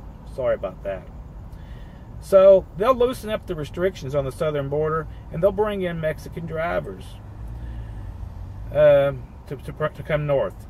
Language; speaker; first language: English; native; English